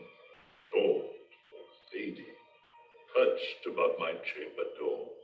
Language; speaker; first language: English; native; English